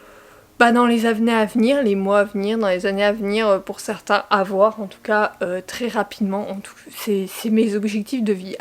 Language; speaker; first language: French; native; French